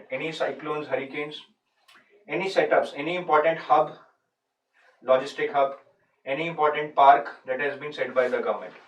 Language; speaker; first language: English; non-native, local second language; Hindi